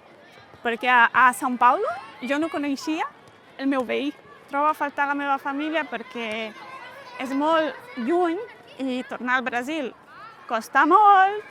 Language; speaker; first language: Catalan; non-native, fluent; Portuguese